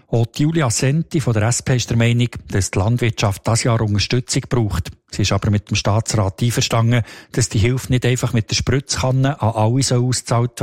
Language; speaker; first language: German; native; German